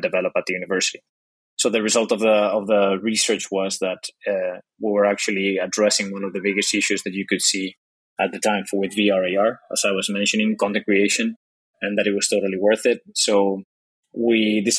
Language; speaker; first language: English; non-native, fluent; Spanish